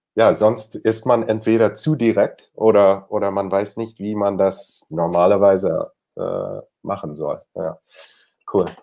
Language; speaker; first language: German; non-native, fluent; English